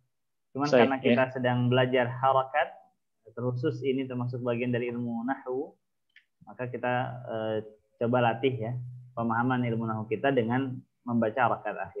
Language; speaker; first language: Indonesian; native; Indonesian